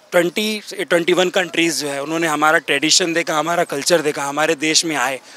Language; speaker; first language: Hindi; native; Hindi